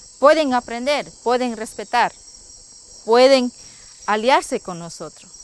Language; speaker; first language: Spanish; non-native, local second language; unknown